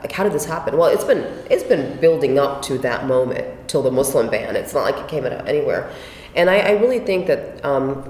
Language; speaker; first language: English; native; English